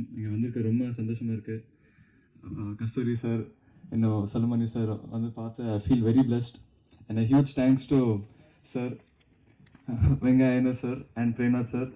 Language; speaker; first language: Tamil; non-native, local second language; Telugu